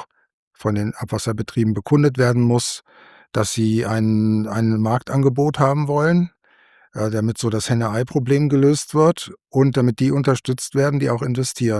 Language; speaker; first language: German; native; German